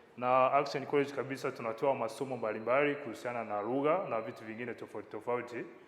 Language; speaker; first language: Swahili; non-native, local second language; Kinyarwanda